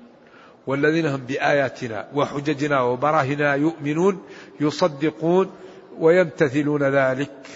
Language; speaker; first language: Arabic; native; Arabic